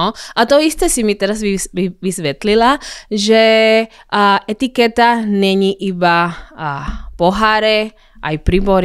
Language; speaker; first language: Slovak; non-native, fluent; Spanish